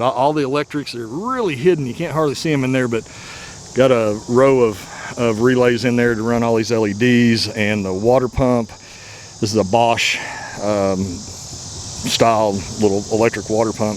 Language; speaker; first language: English; native; English